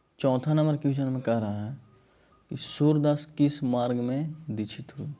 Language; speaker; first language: Hindi; native; Hindi